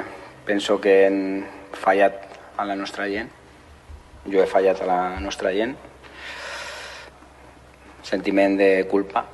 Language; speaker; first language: Catalan; non-native, learner; Spanish